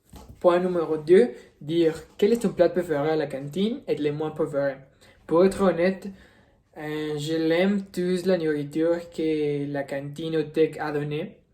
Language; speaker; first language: French; non-native, learner; Spanish